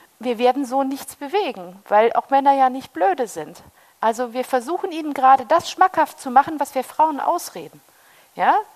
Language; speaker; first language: German; early bilingual, heritage; German